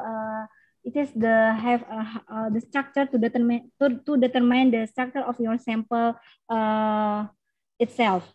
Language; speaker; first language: English; non-native, learner; Indonesian